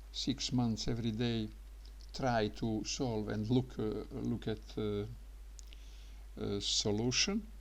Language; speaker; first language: English; non-native, learner; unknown